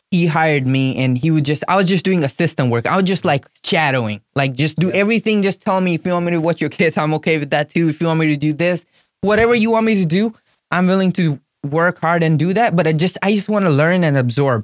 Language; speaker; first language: English; non-native, local second language; Gujarati